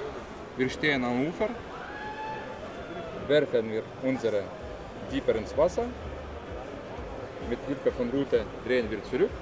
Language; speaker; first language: German; non-native, fluent; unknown